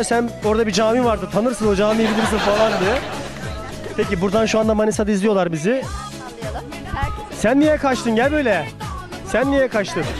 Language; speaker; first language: Turkish; native; Turkish